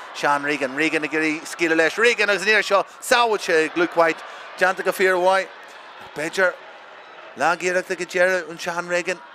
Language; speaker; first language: Irish; native; Irish